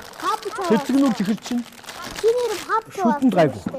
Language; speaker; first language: Mongolian; native; Mongolian